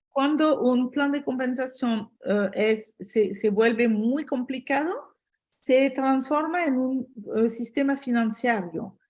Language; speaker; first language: Spanish; non-native, fluent; French